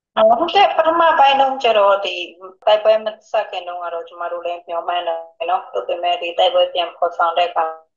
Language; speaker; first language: Burmese; non-native, local second language; Shwe Palaung